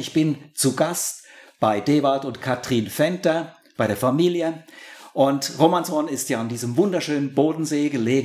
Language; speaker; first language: German; native; German